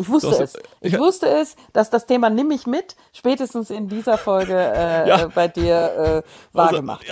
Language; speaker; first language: German; native; German